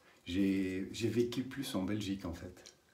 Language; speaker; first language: French; non-native, learner; English